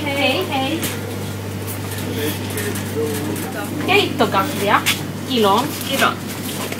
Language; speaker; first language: Finnish; non-native, learner; Swedish